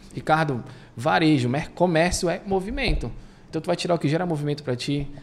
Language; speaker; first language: Portuguese; native; Portuguese